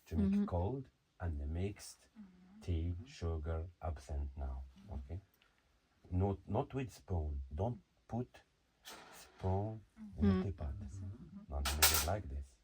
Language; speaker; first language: English; non-native, learner; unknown